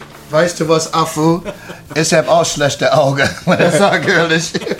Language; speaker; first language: German; non-native, learner; English